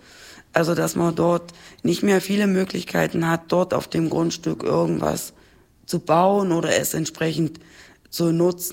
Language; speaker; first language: German; native; German